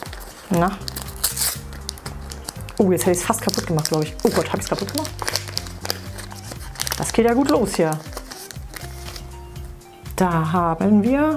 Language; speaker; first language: German; native; German